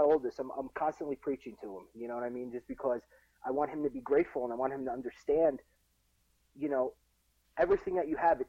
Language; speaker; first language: English; native; English